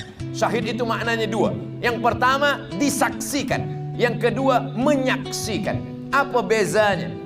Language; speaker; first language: Malay; native; Malay